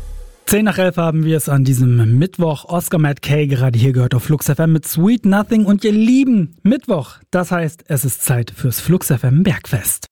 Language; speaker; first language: German; native; German